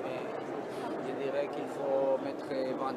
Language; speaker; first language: French; non-native, learner; Spanish